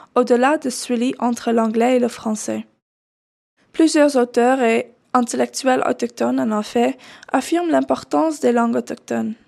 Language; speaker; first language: French; non-native, fluent; Dutch